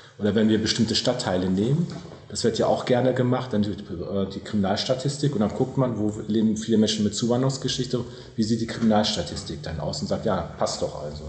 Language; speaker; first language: German; native; German